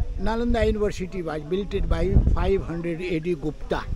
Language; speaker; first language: English; non-native, local second language; Hindi